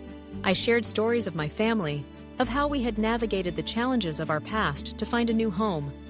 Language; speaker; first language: English; early bilingual, other home language; Russian